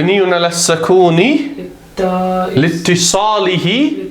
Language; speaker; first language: Arabic; non-native, fluent; English